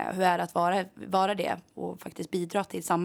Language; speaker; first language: Swedish; native; Swedish